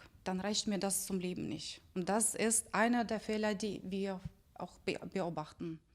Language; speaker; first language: German; non-native, fluent; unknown